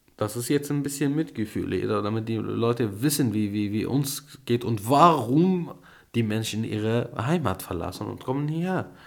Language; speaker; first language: German; non-native, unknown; Arabic